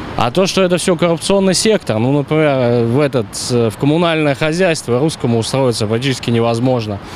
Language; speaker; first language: Russian; native; Russian